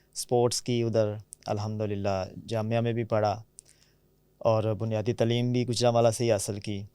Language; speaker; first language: Urdu; non-native, local second language; Punjabi